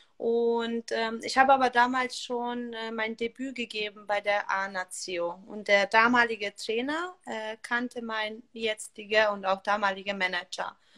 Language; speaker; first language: German; non-native, fluent; Hungarian